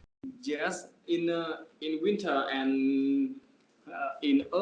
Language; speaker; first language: English; non-native, learner; Vietnamese